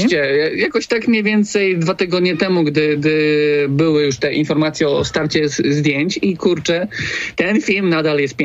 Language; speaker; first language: Polish; native; Polish